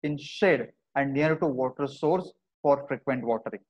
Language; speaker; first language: English; non-native, local second language; Marathi